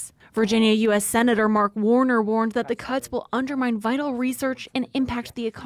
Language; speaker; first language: English; native; English